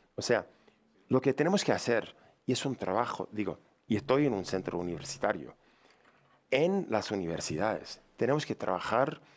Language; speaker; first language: Spanish; non-native, fluent; English